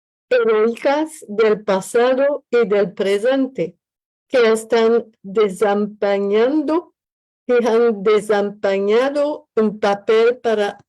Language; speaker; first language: Spanish; non-native, learner; French